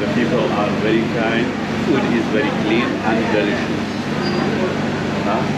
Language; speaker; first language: English; non-native, learner; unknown